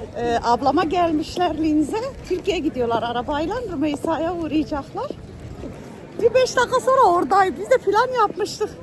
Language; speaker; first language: Turkish; early bilingual, heritage; Turkish